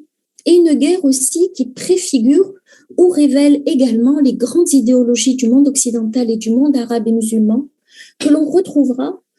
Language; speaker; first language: French; native; French